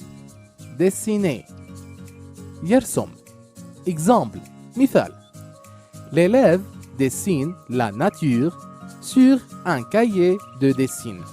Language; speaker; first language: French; non-native, local second language; Arabic